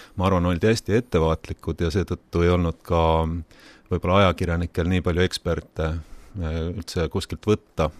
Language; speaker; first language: Estonian; native; Estonian